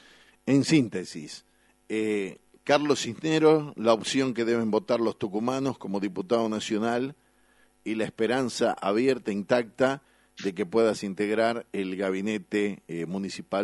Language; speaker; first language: Spanish; native; Spanish